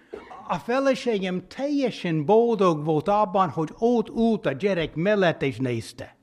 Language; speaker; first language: Hungarian; non-native, fluent; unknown